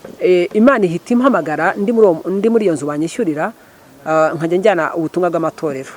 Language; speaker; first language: Kinyarwanda; early bilingual, heritage; Kinyarwanda